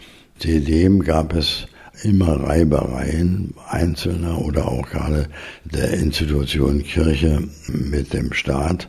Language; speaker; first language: German; native; German